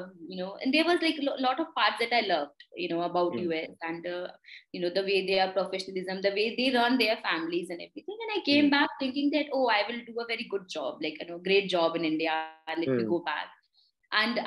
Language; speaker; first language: English; non-native, local second language; Hindi